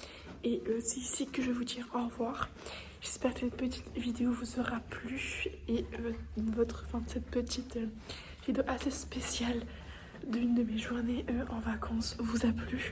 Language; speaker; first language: French; native; French